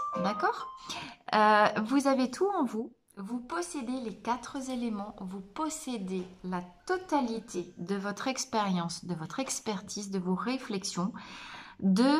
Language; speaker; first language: French; native; French